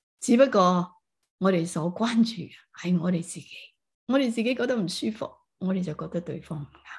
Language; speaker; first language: Chinese; non-native, local second language; Cantonese